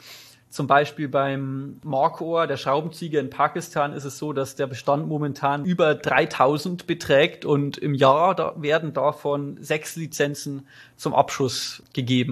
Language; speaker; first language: German; native; German